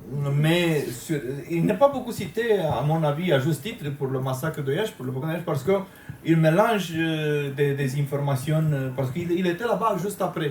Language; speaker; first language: French; non-native, fluent; Romanian